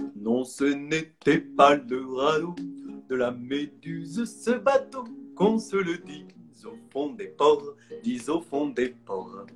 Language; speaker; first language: Spanish; non-native, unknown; French